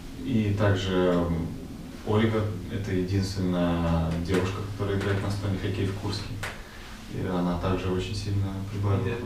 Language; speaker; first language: Russian; native; Russian